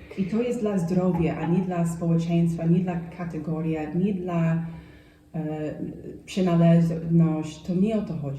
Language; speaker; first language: Polish; non-native, fluent; English